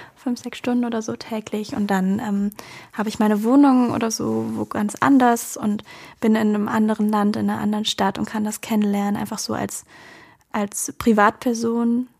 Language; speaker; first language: German; native; German